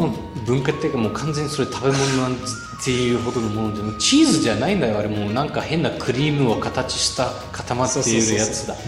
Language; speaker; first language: Japanese; non-native, fluent; Bulgarian